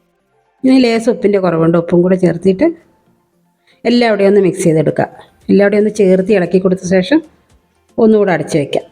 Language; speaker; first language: Malayalam; native; Malayalam